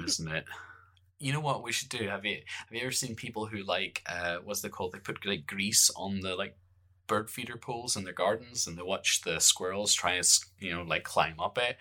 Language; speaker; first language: English; native; English